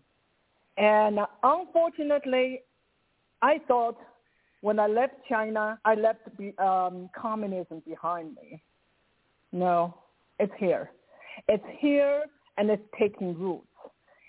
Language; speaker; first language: English; non-native, fluent; Chinese